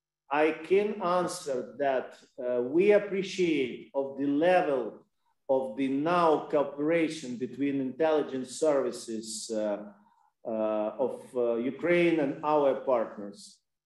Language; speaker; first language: English; non-native, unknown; Ukrainian